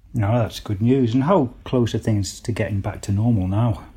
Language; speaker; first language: English; native; English